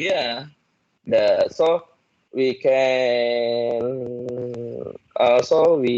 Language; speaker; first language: English; non-native, learner; Indonesian